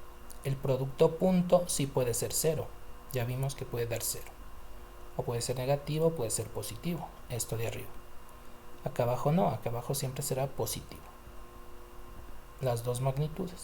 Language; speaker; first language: Spanish; native; Spanish